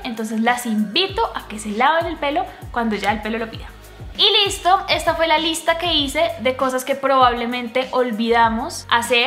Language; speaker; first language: Spanish; native; Spanish